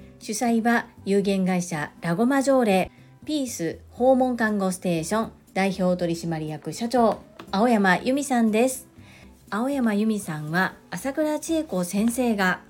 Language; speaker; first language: Japanese; native; Japanese